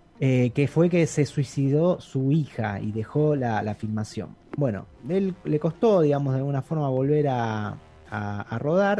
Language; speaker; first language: Spanish; native; Spanish